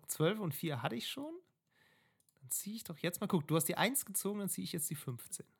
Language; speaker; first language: German; native; German